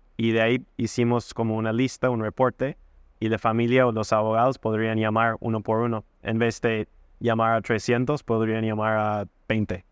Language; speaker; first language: Spanish; non-native, fluent; English